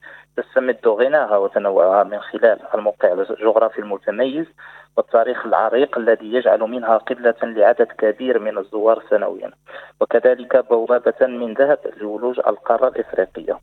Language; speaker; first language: Arabic; native; Arabic